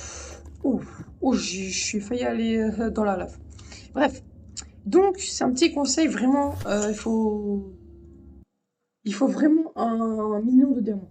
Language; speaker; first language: French; native; French